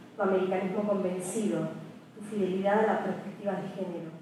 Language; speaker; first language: Spanish; native; Spanish